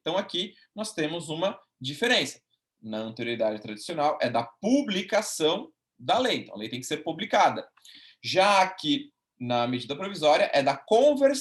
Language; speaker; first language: Portuguese; native; Portuguese